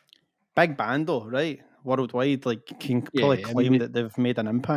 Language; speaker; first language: English; native; English